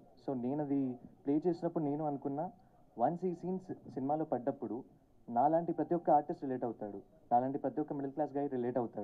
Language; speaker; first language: Telugu; native; Telugu